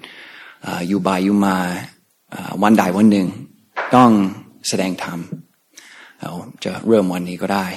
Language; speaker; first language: Thai; non-native, fluent; English